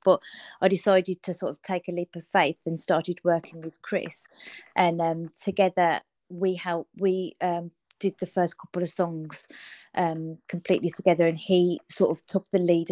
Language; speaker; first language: English; native; English